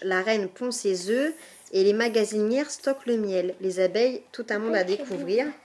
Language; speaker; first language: French; native; French